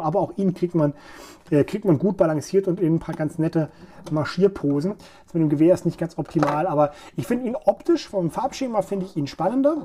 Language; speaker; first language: German; native; German